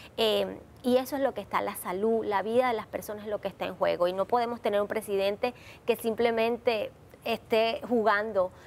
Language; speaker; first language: Spanish; native; Spanish